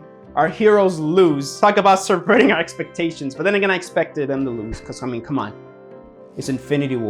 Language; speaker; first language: English; native; English